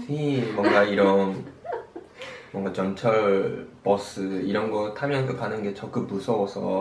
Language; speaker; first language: Korean; non-native, fluent; Japanese